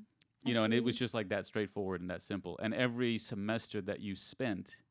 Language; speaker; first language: English; native; English